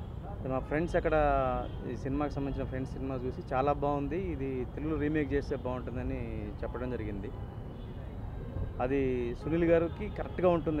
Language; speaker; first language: Telugu; native; Telugu